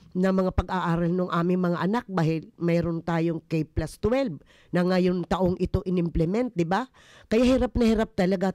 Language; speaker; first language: Filipino; native; Filipino